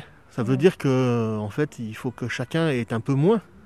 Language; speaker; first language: French; native; French